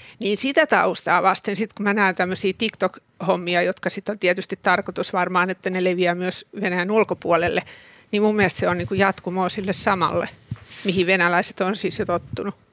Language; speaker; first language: Finnish; native; Finnish